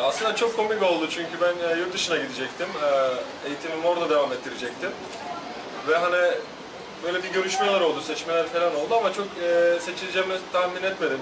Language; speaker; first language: Turkish; non-native, fluent; Slovak